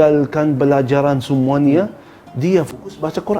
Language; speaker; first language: Indonesian; non-native, fluent; Arabic